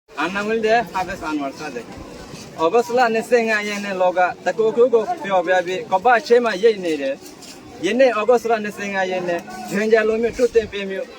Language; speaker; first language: Burmese; non-native, local second language; Rohingya